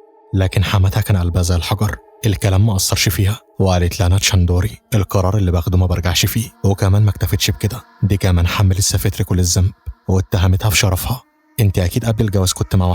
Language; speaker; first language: Arabic; native; Arabic